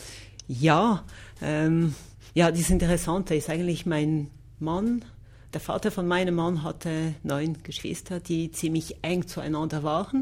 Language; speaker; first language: German; non-native, local second language; French